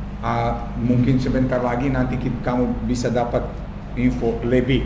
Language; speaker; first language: Indonesian; non-native, fluent; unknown